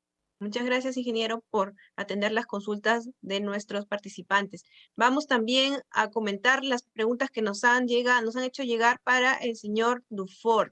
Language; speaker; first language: Spanish; native; Spanish